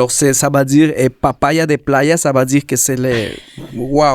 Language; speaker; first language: French; non-native, learner; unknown